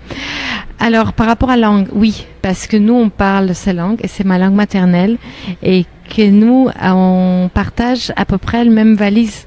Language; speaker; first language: French; non-native, fluent; Armenian